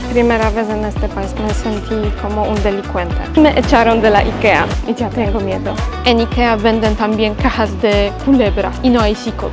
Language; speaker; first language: Spanish; non-native, fluent; Polish